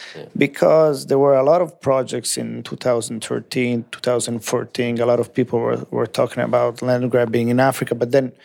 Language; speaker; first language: English; non-native, fluent; Italian